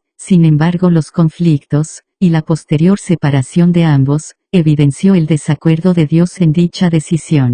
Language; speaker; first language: Spanish; native; Spanish